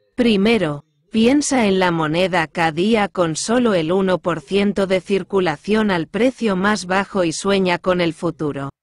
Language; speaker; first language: Spanish; non-native, fluent; Korean